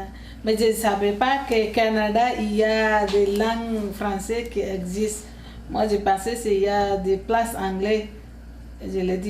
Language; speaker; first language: French; non-native, learner; Nepali